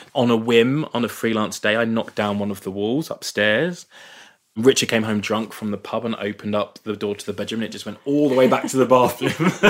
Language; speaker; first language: English; native; English